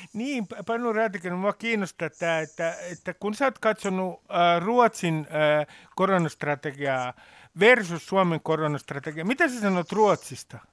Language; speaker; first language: Finnish; native; Finnish